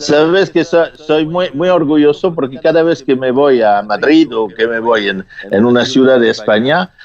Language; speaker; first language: Spanish; non-native, fluent; French